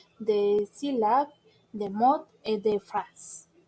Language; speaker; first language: French; non-native, learner; Spanish